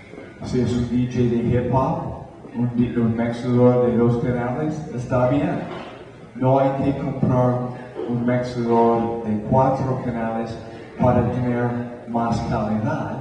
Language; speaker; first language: Spanish; non-native, fluent; English